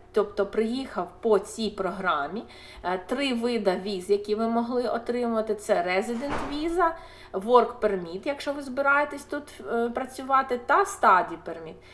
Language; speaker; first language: Ukrainian; non-native, local second language; Russian